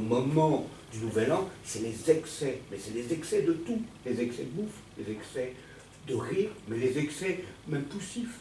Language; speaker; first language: French; native; French